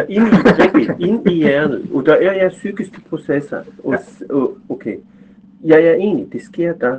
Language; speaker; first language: Danish; non-native, fluent; German